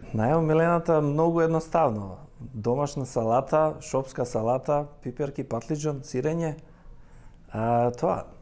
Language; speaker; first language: Macedonian; native; Macedonian